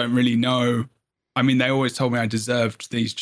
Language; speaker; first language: English; native; English